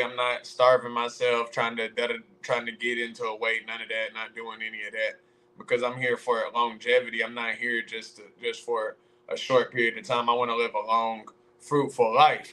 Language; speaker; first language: English; native; English